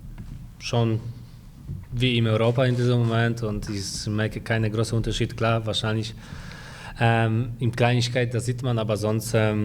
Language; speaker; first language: German; non-native, fluent; Polish